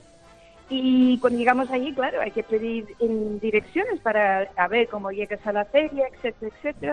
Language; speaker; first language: Spanish; early bilingual, heritage; Spanish